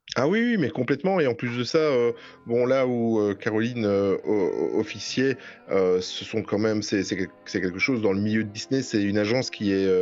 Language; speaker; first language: French; native; French